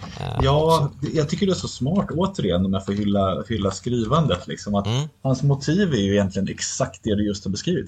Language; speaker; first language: Swedish; native; Swedish